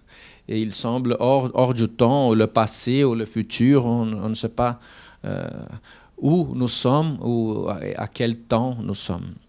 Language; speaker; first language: French; non-native, fluent; Portuguese